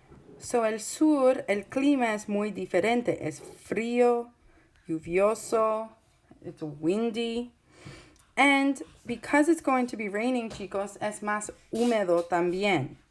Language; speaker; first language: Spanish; non-native, fluent; English